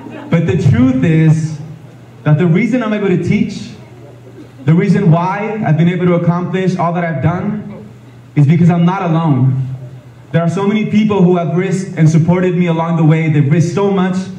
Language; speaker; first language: English; early bilingual, other home language; Spanish